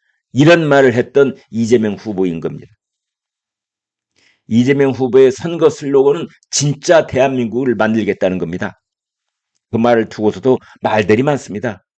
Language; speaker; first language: Korean; native; Korean